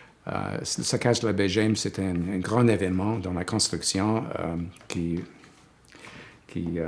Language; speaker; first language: French; non-native, fluent; English